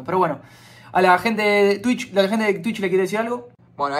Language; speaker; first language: Spanish; native; Spanish